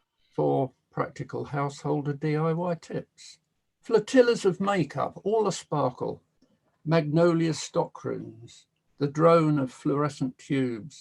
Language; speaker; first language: English; native; English